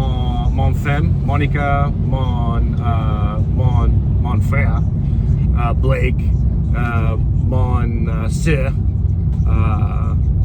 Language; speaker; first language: French; non-native, learner; English